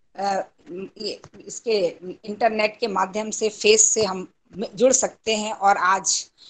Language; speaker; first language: Hindi; native; Hindi